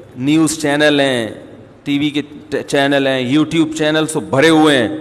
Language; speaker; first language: Urdu; native; Urdu